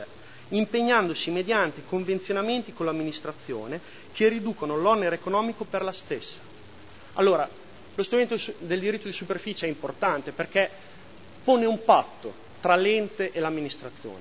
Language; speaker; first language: Italian; native; Italian